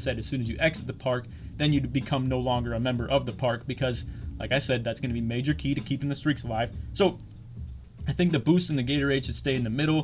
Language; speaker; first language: English; native; English